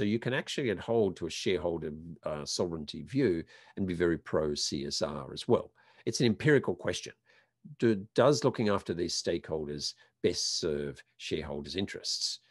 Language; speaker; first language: English; native; English